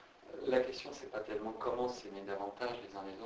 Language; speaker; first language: French; native; French